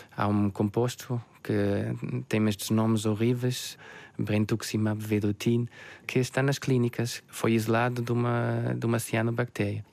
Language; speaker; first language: Portuguese; non-native, fluent; German